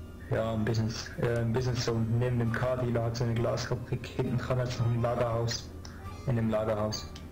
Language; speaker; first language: German; native; German